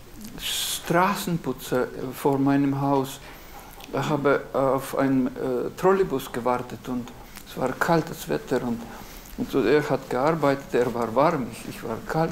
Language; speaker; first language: German; non-native, fluent; Estonian